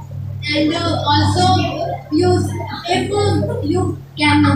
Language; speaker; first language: English; non-native, learner; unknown